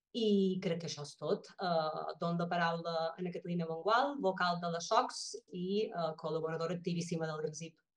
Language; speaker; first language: Catalan; native; Catalan